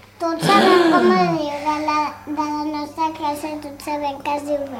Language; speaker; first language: Catalan; non-native, local second language; Spanish